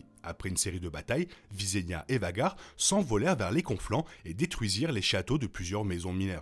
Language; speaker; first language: French; native; French